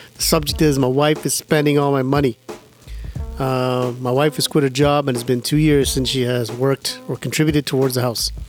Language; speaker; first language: English; early bilingual, other home language; Punjabi